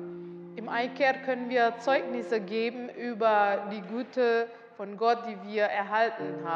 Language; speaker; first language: German; non-native, learner; Indonesian